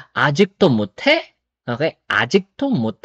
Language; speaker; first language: Korean; non-native, fluent; Filipino